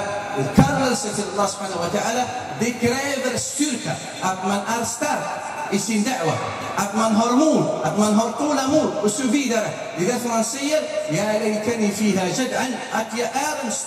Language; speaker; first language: Swedish; non-native, fluent; Arabic